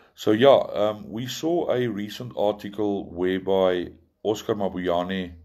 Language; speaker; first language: English; non-native, local second language; Afrikaans